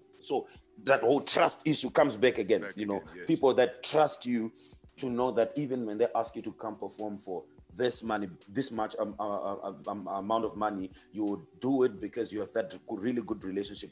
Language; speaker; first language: English; non-native, local second language; Shona